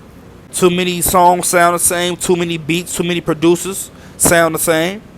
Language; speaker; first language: English; native; English